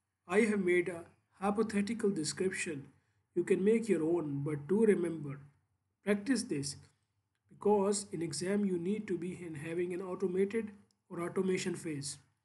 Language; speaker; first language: English; non-native, local second language; Urdu